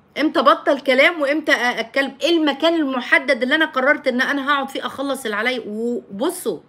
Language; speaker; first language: Arabic; native; Arabic